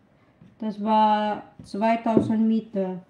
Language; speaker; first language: German; non-native, learner; Filipino